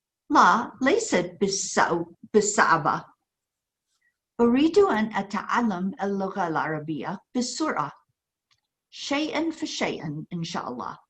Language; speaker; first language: Arabic; non-native, fluent; English